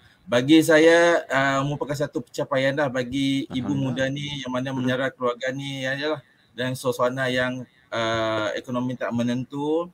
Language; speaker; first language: Malay; native; Malay